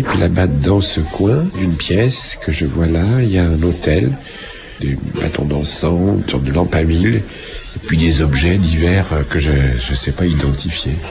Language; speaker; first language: French; native; French